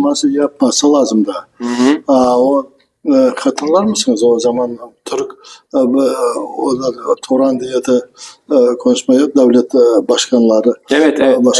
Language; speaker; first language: Turkish; non-native, learner; Kazakh